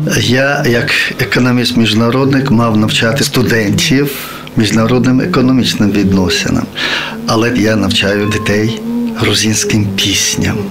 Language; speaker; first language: Ukrainian; non-native, fluent; Georgian